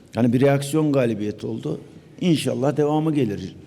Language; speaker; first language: Turkish; native; Turkish